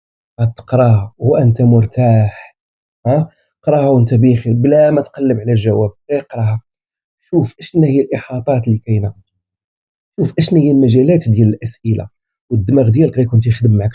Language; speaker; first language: Arabic; native; Arabic